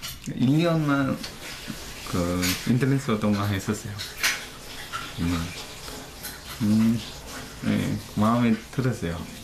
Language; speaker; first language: Korean; non-native, fluent; Sinhala